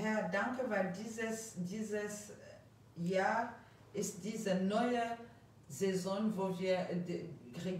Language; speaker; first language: German; non-native, fluent; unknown